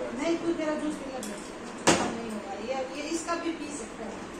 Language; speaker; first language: Hindi; native; Hindi